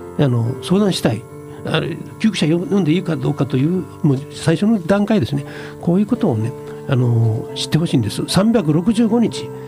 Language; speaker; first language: Japanese; native; Japanese